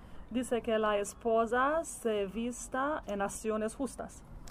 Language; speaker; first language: Spanish; non-native, learner; Italian